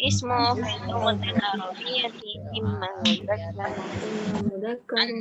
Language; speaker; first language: Arabic; non-native, learner; Indonesian